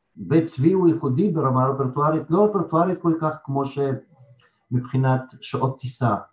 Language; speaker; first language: Hebrew; early bilingual, other home language; Russian